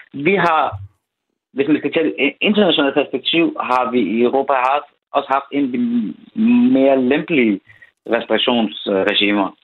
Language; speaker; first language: Danish; early bilingual, other home language; Persian